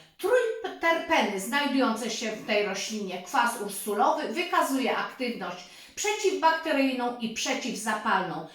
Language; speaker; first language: Polish; native; Polish